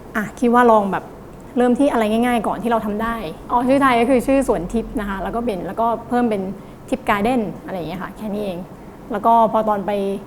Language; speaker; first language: Thai; native; Thai